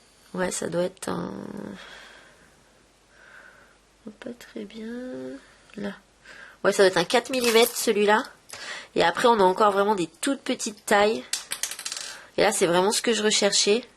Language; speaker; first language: French; native; French